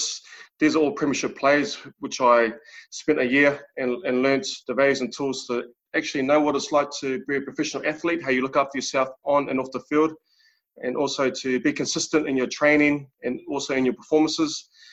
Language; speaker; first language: English; native; English